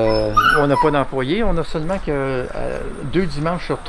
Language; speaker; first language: French; native; French